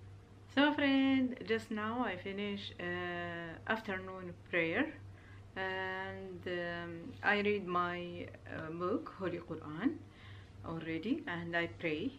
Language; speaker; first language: English; non-native, learner; Urdu